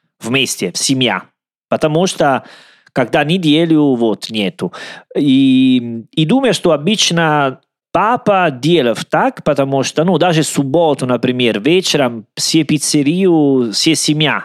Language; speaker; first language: Russian; non-native, learner; Italian